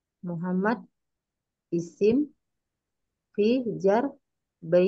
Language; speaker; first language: Arabic; non-native, learner; Malay